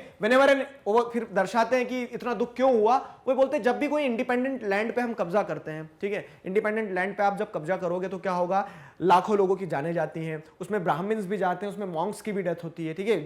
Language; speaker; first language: Hindi; native; Hindi